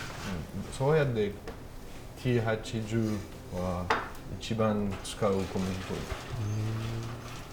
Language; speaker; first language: Japanese; non-native, learner; French